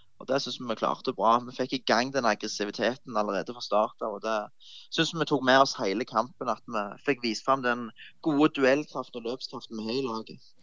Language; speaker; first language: Norwegian; native; Norwegian